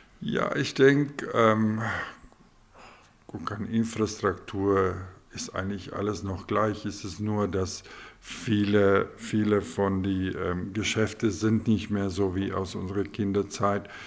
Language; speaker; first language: German; non-native, local second language; Afrikaans